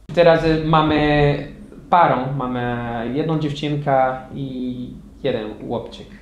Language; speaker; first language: Polish; non-native, fluent; Portuguese